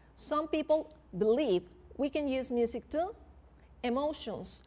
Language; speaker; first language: English; non-native, fluent; Spanish